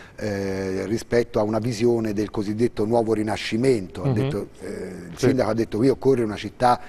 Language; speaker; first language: Italian; native; Italian